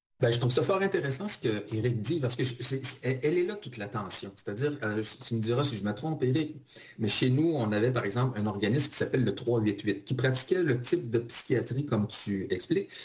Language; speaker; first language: French; native; French